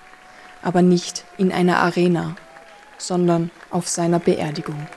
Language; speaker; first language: German; native; German